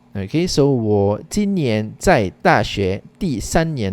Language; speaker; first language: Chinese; non-native, fluent; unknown